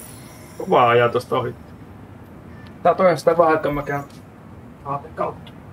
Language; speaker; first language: Finnish; native; Finnish